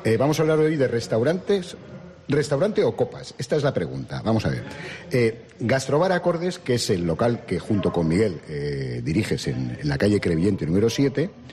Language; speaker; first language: Spanish; native; Spanish